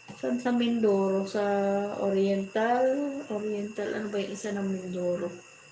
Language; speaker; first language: Filipino; non-native, local second language; Waray